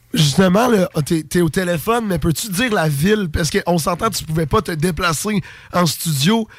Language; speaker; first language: French; native; French